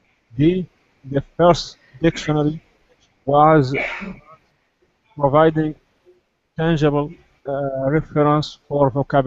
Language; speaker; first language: English; non-native, learner; Arabic